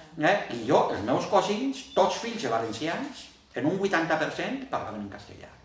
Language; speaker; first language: Catalan; early bilingual, heritage; Catalan